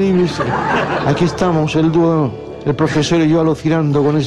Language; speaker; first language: Spanish; native; Spanish